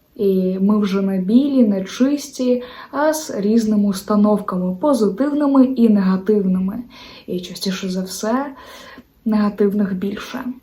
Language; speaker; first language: Ukrainian; non-native, local second language; Russian